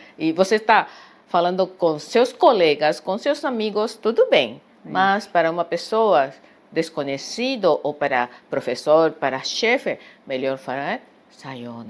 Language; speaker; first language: Portuguese; non-native, fluent; Japanese